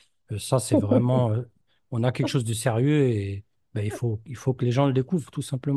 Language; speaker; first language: French; native; French